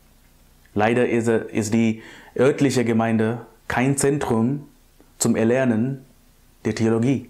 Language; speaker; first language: German; non-native, fluent; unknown